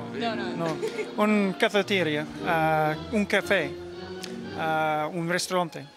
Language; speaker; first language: Spanish; non-native, learner; English